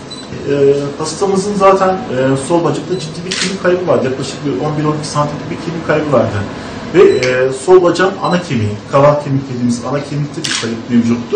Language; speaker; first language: Turkish; native; Turkish